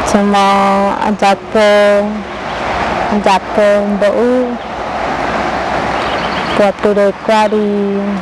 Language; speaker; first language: Portuguese; non-native, local second language; Guarani